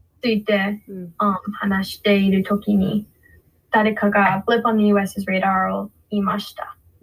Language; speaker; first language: Japanese; non-native, learner; English